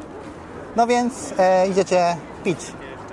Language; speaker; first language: Polish; non-native, learner; Japanese